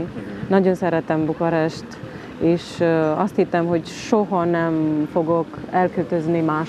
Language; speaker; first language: Hungarian; non-native, local second language; Romanian